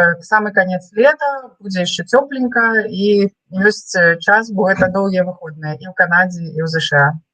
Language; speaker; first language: Belarusian; non-native, local second language; Russian